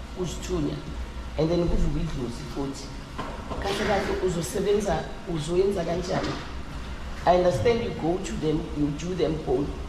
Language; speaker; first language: Zulu; non-native, local second language; Southern Sotho